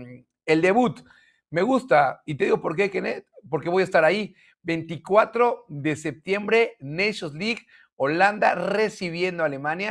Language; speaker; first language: Spanish; native; Spanish